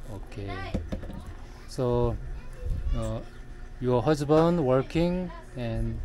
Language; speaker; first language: English; non-native, learner; Korean